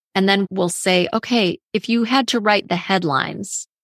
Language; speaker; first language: English; native; English